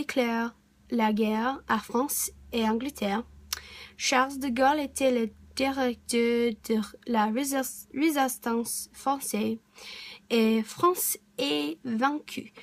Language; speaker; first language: French; non-native, learner; English